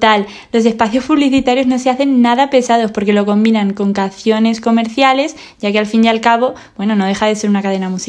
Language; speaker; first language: Spanish; native; Spanish